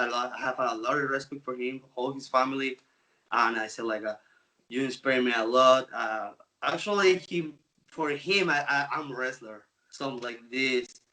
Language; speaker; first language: English; non-native, local second language; Spanish